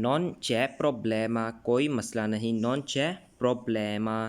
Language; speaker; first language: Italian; non-native, learner; Urdu